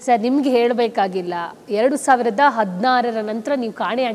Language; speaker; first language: Kannada; native; Kannada